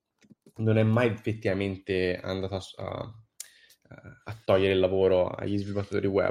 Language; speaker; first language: Italian; native; Italian